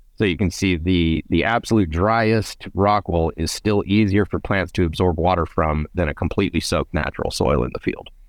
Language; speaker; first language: English; native; English